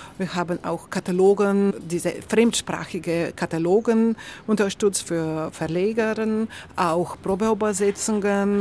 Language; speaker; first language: German; non-native, learner; Slovenian